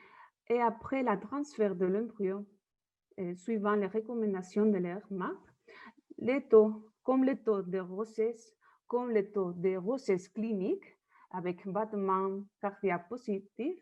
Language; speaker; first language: French; non-native, learner; Spanish